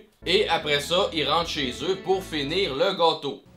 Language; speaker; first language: French; native; French